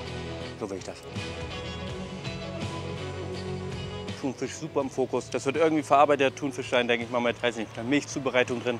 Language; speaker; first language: German; native; German